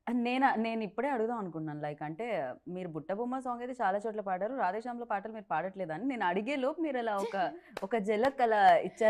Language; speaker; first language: Telugu; native; Telugu